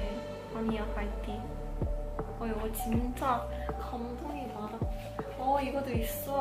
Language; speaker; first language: Korean; non-native, fluent; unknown